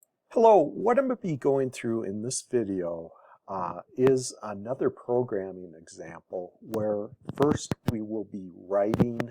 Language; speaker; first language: English; native; English